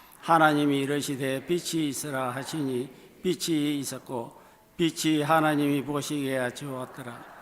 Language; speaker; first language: Korean; native; Korean